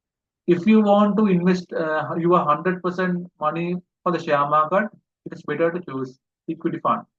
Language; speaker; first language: English; non-native, local second language; Sinhala